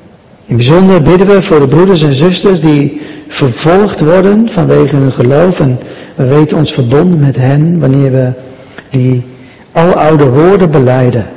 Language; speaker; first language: Dutch; native; Dutch